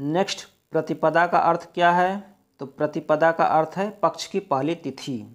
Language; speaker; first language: Hindi; native; Hindi